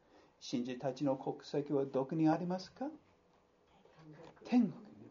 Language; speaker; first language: Japanese; non-native, fluent; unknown